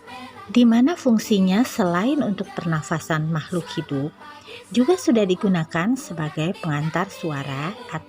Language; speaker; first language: Indonesian; native; Indonesian